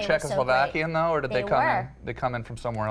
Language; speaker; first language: English; native; English